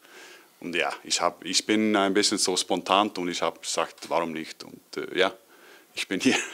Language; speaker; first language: German; non-native, learner; Icelandic